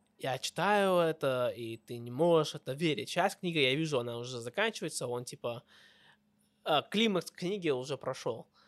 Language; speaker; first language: Russian; early bilingual, heritage; Russian